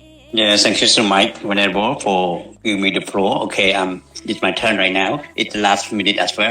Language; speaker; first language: English; non-native, learner; Khmer